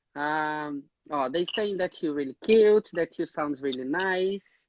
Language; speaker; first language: English; non-native, fluent; Portuguese